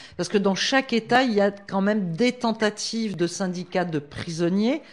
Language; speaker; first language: French; native; French